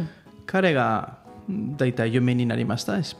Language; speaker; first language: Japanese; non-native, learner; Catalan